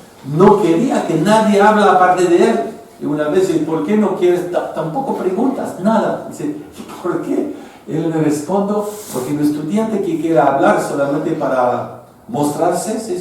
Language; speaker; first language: Spanish; non-native, fluent; French